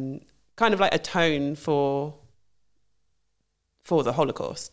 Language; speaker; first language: English; native; English